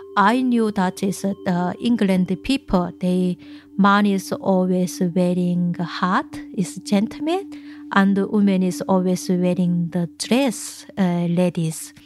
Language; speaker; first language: English; non-native, learner; Korean